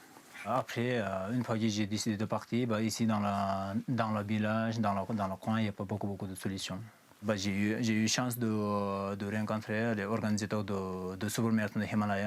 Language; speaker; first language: French; non-native, fluent; Sherpa